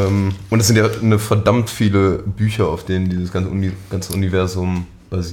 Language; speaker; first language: German; native; German